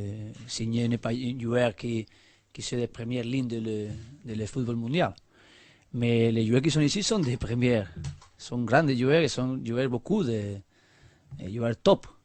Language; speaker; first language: French; non-native, learner; Spanish